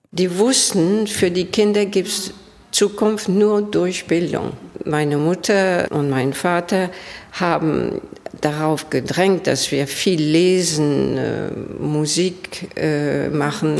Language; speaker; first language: German; early bilingual, heritage; German